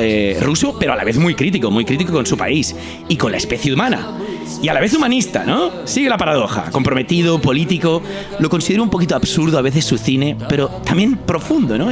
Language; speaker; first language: Spanish; non-native, local second language; Catalan